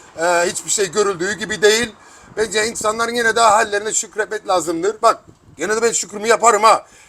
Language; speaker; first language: Turkish; early bilingual, heritage; Turkish